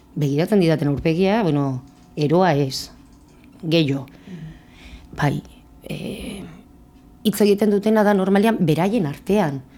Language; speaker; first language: Basque; native; Basque